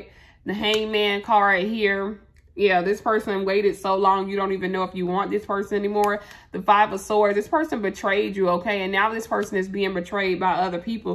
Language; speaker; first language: English; native; English